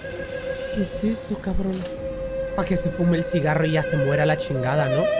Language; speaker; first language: Spanish; native; Spanish